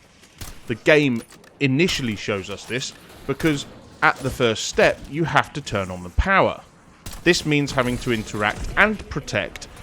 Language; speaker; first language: English; native; English